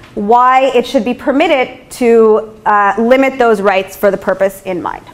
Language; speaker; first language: English; native; English